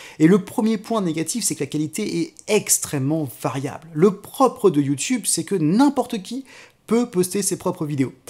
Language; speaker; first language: French; native; French